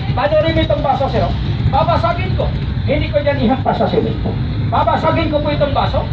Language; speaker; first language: Filipino; non-native, local second language; Cebuano